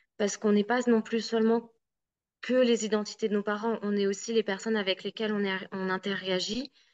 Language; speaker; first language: French; native; French